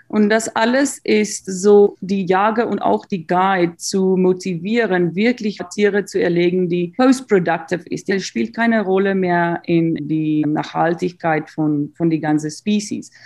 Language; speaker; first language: German; non-native, learner; Afrikaans